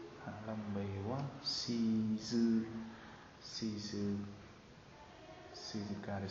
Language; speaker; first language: Japanese; non-native, learner; Vietnamese